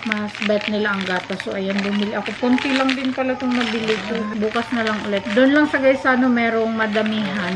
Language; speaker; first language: Filipino; non-native, local second language; Cebuano